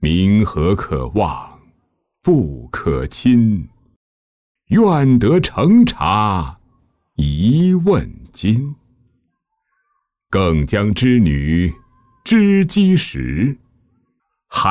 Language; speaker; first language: Chinese; native; Chinese